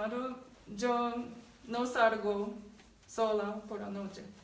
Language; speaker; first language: Spanish; non-native, learner; Japanese